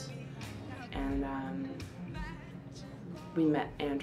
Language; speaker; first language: English; native; English